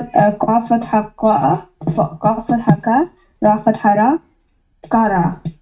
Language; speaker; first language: Arabic; non-native, learner; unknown